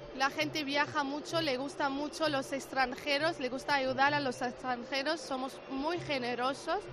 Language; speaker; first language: Spanish; non-native, fluent; Arabic